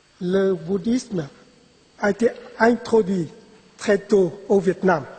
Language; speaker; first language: French; non-native, fluent; Vietnamese